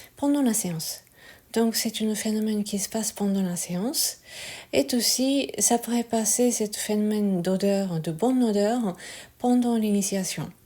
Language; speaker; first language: French; non-native, fluent; Japanese